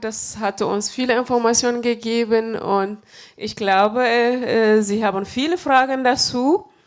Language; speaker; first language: German; non-native, fluent; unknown